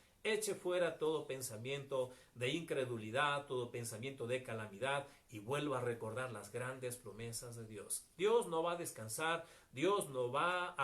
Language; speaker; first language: Spanish; native; Spanish